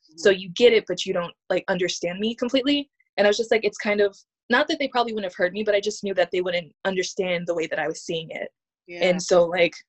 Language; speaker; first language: English; native; English